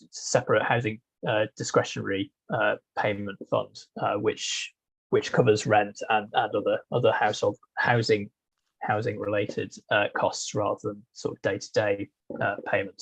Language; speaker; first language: English; native; English